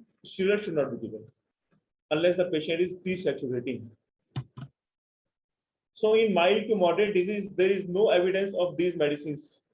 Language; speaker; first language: English; non-native, local second language; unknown